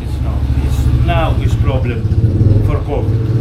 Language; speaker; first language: English; non-native, learner; Greek